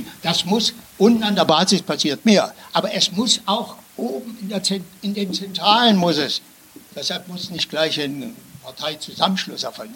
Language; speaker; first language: German; native; German